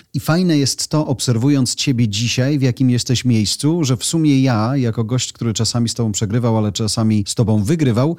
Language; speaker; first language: Polish; native; Polish